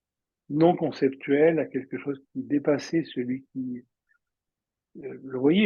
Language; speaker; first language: French; native; French